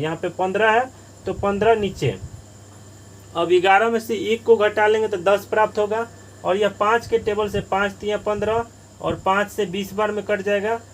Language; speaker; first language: Hindi; native; Hindi